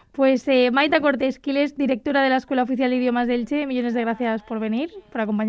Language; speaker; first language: Spanish; native; Spanish